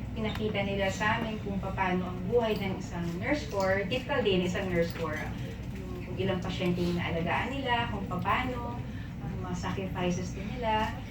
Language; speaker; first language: Filipino; native; Filipino